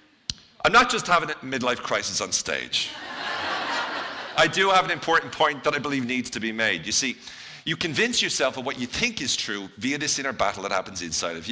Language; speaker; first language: English; native; English